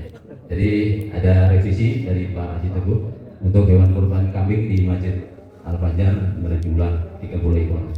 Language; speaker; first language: Indonesian; native; Indonesian